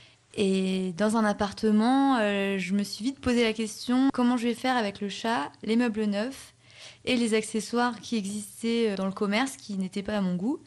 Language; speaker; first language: French; native; French